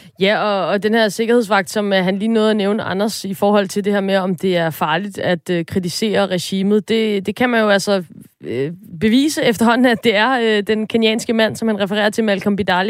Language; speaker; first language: Danish; native; Danish